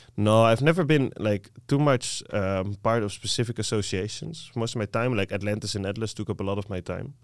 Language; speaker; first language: English; non-native, fluent; Dutch